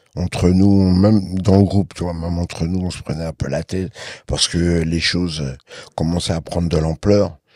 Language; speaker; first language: French; native; French